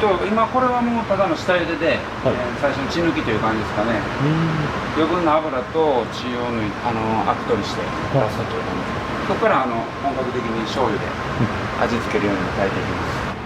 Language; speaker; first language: Japanese; native; Japanese